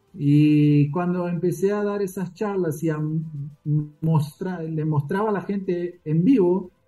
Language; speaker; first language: Spanish; early bilingual, heritage; Spanish